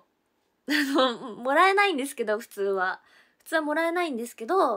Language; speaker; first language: Japanese; native; Japanese